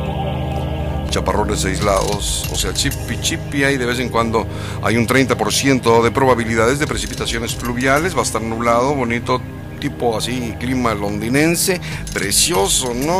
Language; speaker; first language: Spanish; native; Spanish